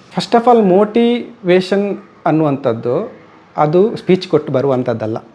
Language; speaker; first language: Kannada; native; Kannada